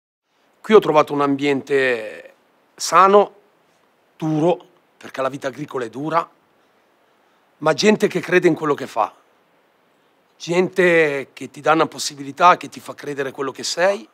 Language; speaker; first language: Italian; native; Italian